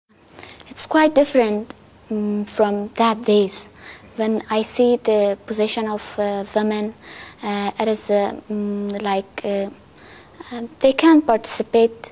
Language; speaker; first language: English; non-native, learner; Persian